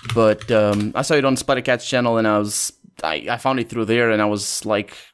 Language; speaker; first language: English; non-native, fluent; Portuguese